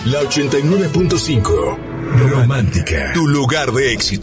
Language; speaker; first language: Spanish; native; Spanish